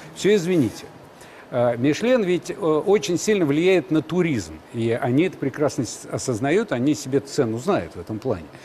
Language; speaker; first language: Russian; native; Russian